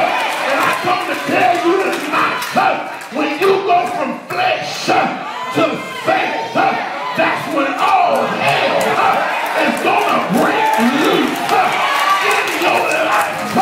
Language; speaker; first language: English; native; English